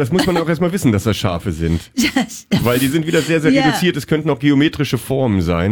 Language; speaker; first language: German; native; German